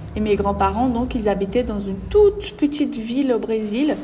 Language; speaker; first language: French; early bilingual, other home language; Portuguese